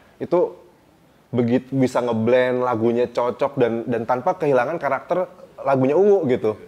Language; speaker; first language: Indonesian; native; Indonesian